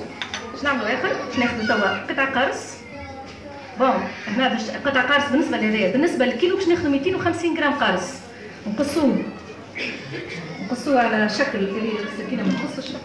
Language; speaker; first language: Arabic; native; Arabic